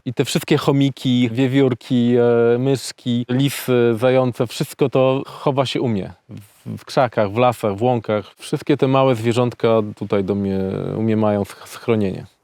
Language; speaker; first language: Polish; native; Polish